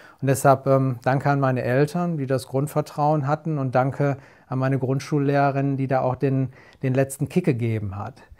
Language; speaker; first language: German; native; German